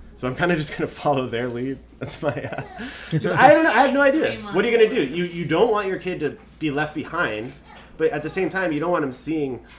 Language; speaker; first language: English; native; English